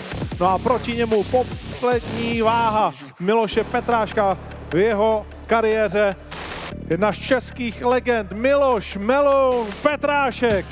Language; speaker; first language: Czech; native; Czech